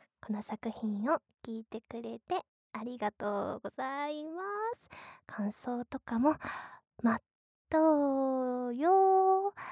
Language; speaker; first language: Japanese; native; Japanese